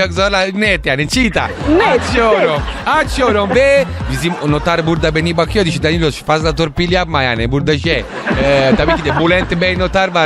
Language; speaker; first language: Turkish; non-native, learner; Italian